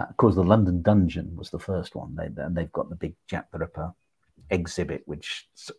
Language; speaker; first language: English; native; English